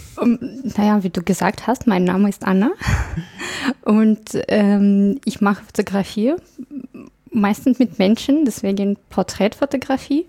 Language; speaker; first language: German; non-native, fluent; English